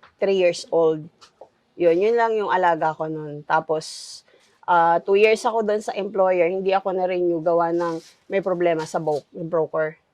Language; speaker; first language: Filipino; native; Filipino